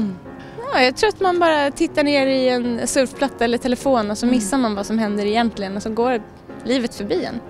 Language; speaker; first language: Swedish; native; Swedish